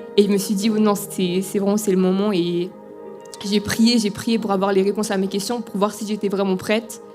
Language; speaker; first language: French; early bilingual, other home language; Spanish